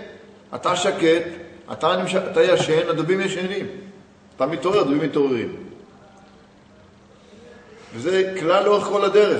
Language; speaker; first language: Hebrew; native; Hebrew